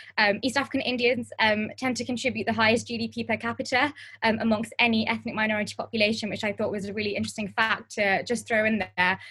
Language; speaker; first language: English; native; English